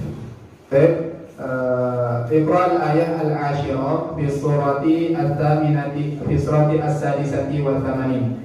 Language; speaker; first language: Arabic; non-native, learner; Indonesian